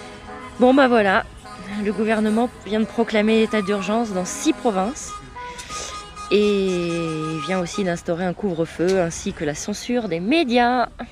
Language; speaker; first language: French; native; French